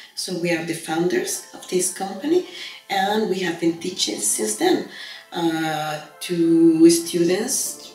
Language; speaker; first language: English; non-native, fluent; Spanish